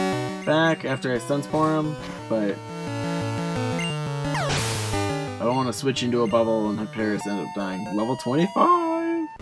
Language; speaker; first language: English; native; English